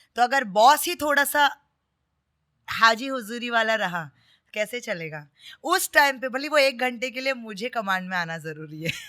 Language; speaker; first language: Hindi; non-native, local second language; Marathi